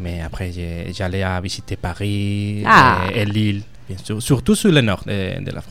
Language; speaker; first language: French; non-native, learner; Spanish